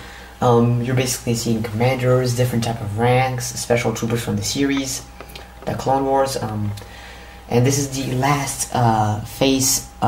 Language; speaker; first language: English; native; English